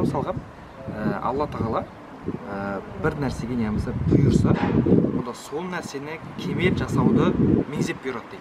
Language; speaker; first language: Turkish; non-native, learner; Kazakh